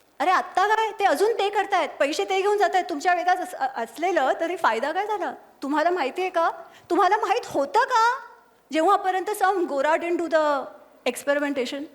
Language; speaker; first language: Marathi; non-native, local second language; Gujarati